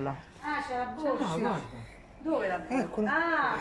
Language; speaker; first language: Italian; native; Italian